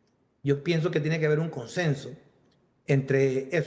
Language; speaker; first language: Spanish; native; Spanish